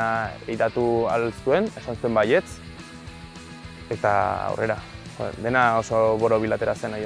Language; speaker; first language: Basque; native; Basque